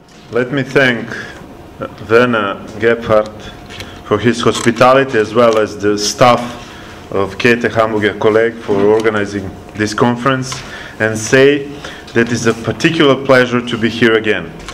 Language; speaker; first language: English; non-native, fluent; Serbian